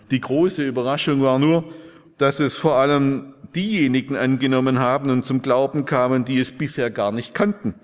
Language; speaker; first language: German; native; German